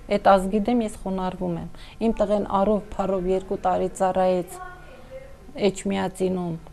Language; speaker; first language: Armenian; non-native, local second language; Kurdish